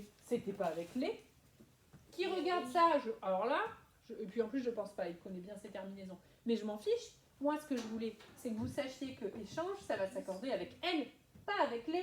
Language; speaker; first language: French; native; French